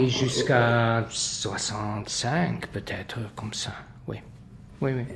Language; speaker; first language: French; non-native, fluent; Hungarian